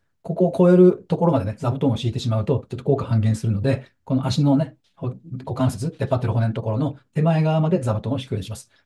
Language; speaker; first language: Japanese; native; Japanese